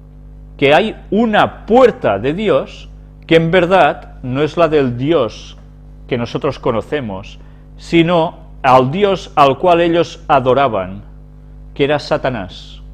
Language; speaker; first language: Spanish; native; Spanish